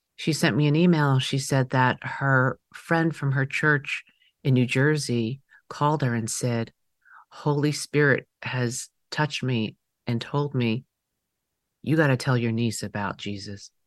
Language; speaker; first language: English; early bilingual, other home language; Chinese